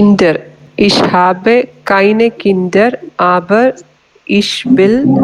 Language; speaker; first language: German; non-native, learner; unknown